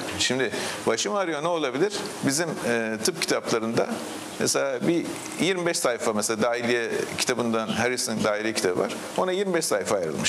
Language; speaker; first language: Turkish; native; Turkish